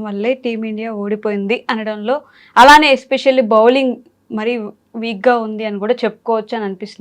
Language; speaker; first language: Telugu; native; Telugu